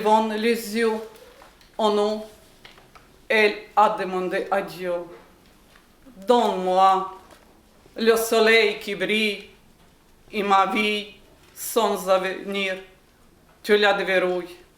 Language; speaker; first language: French; non-native, learner; Ukrainian